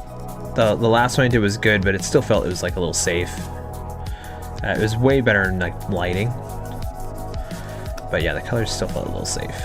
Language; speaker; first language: English; native; English